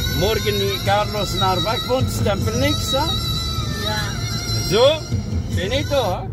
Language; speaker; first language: Dutch; non-native, learner; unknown